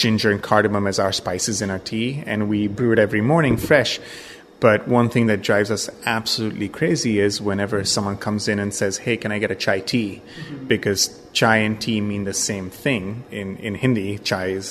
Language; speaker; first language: English; non-native, local second language; Bangla